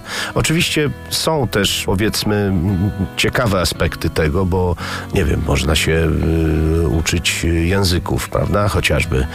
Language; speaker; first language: Polish; native; Polish